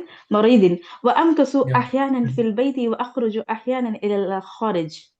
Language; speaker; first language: Arabic; non-native, learner; Urdu